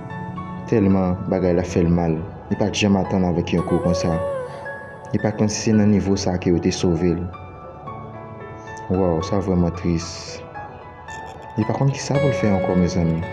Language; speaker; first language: French; non-native, learner; Haitian Creole